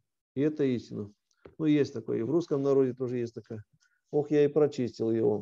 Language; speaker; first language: Russian; native; Russian